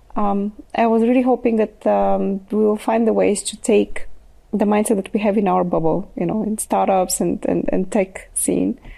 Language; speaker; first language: English; non-native, fluent; Bulgarian